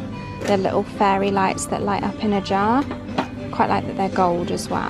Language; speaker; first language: English; native; English